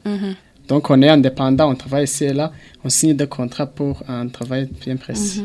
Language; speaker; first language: French; non-native, local second language; Rundi